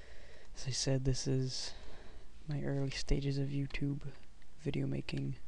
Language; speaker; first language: English; native; English